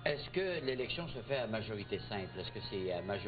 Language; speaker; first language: French; native; French